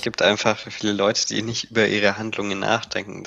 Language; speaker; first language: German; native; German